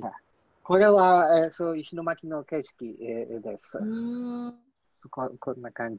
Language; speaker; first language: Japanese; non-native, learner; Polish